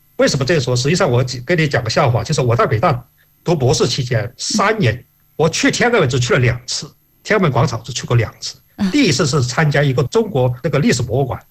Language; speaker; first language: Chinese; non-native, local second language; Hakka Chinese